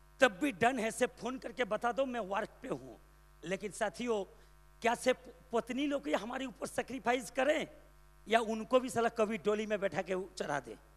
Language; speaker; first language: Hindi; non-native, local second language; Bangla